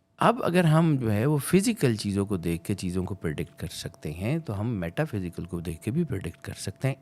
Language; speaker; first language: Urdu; non-native, local second language; Punjabi